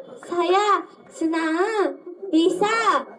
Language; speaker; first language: Indonesian; non-native, learner; Japanese